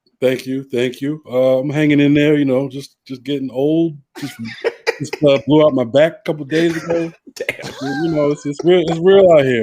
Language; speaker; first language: English; native; English